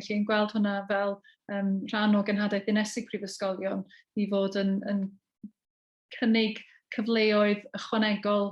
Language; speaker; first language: Welsh; native; Welsh